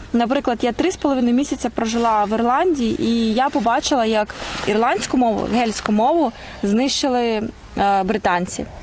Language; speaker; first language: Ukrainian; non-native, local second language; Russian